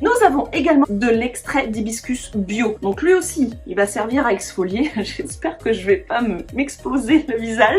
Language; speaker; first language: French; native; French